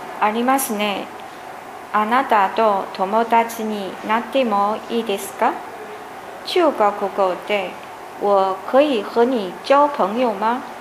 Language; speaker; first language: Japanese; non-native, learner; Chinese